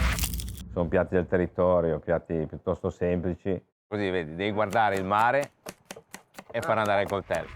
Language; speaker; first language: Italian; native; Italian